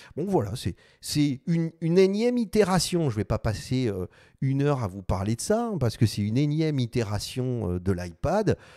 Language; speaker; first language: French; native; French